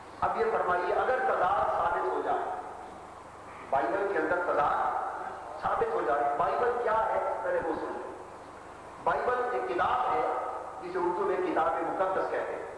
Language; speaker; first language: Urdu; non-native, local second language; Punjabi